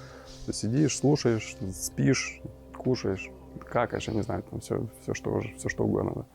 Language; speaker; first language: Russian; native; Russian